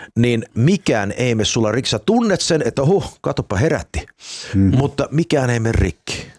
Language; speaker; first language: Finnish; early bilingual, heritage; English